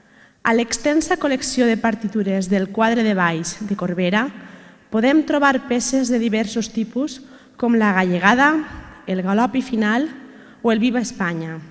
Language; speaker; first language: Catalan; native; Catalan